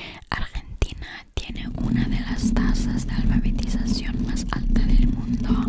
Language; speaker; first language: Spanish; non-native, learner; Italian